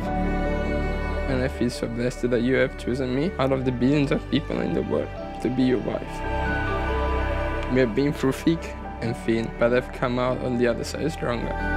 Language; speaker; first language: English; non-native, fluent; Italian